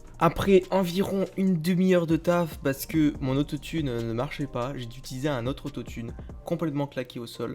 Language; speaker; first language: French; native; French